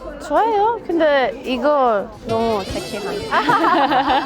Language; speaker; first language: Korean; non-native, learner; German